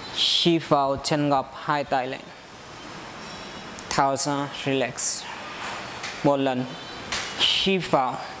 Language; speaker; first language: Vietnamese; non-native, learner; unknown